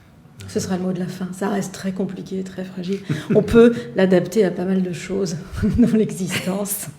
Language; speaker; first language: French; native; French